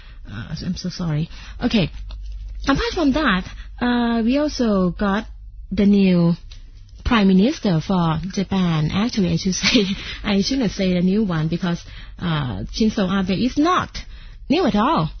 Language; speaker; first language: English; non-native, fluent; Thai